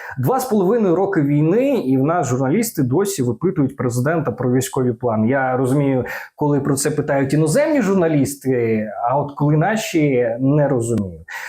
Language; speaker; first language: Ukrainian; non-native, local second language; Russian